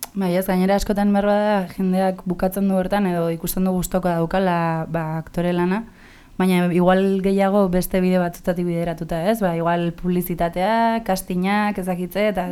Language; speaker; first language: Basque; native; Basque